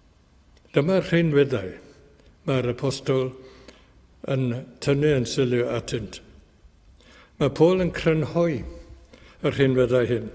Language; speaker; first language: Welsh; native; Welsh